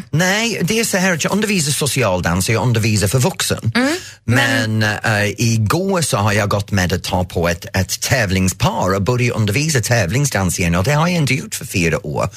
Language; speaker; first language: Swedish; non-native, fluent; English